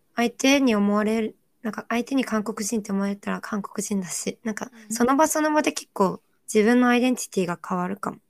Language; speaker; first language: Japanese; early bilingual, other home language; Korean